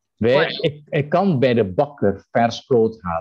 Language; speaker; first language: Dutch; non-native, fluent; Indonesian